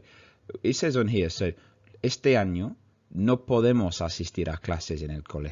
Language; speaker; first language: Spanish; non-native, fluent; English